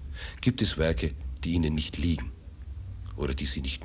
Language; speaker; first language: German; native; German